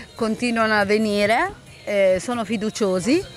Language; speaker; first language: Italian; native; Italian